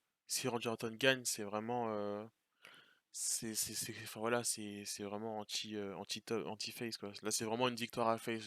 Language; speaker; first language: French; native; French